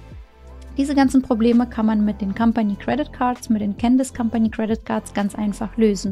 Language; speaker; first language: German; non-native, fluent; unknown